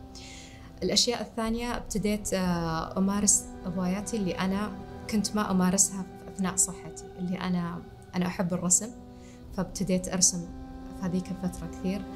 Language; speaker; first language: Arabic; native; Arabic